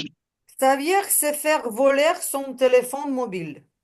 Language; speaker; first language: French; non-native, learner; Ukrainian